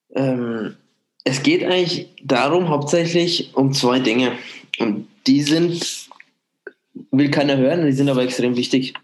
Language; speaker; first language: German; native; German